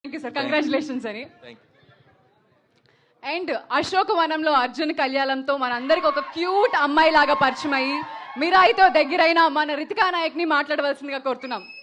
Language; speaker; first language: Telugu; native; Telugu